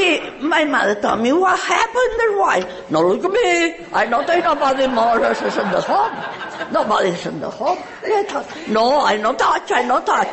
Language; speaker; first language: English; non-native, learner; Catalan